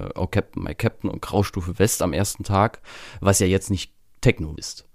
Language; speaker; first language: German; native; German